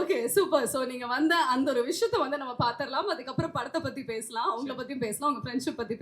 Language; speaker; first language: Tamil; native; Tamil